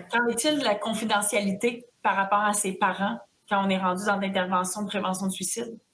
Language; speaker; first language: French; native; French